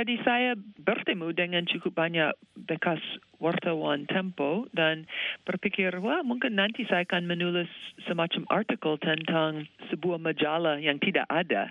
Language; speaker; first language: Indonesian; non-native, fluent; English